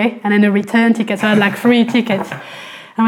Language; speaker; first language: English; non-native, fluent; French